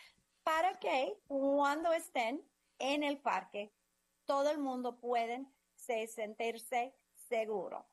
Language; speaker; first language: Spanish; non-native, fluent; English